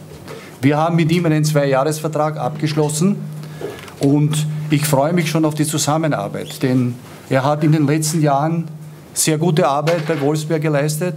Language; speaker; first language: German; native; German